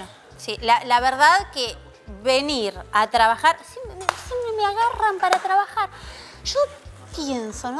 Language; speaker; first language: Spanish; native; Spanish